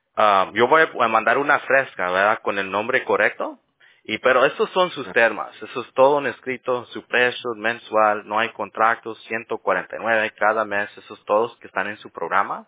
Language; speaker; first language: Spanish; early bilingual, heritage; Spanish